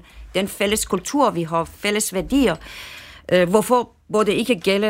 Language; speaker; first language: Danish; non-native, fluent; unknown